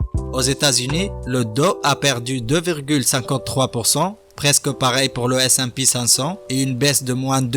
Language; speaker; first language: French; native; French